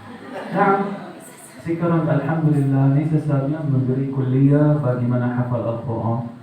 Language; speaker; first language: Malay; non-native, learner; Arabic